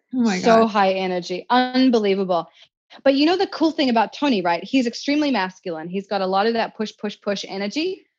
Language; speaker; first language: English; native; English